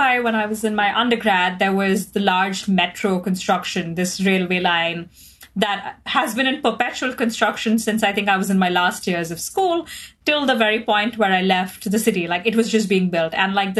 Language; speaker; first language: English; non-native, local second language; Hindi